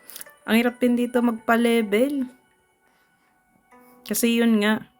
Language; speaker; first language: Filipino; native; Filipino